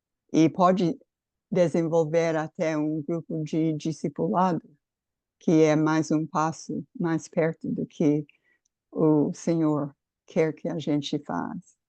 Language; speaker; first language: Portuguese; non-native, fluent; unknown